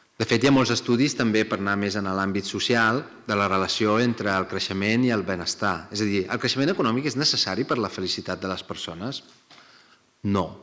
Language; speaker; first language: Catalan; non-native, fluent; Italian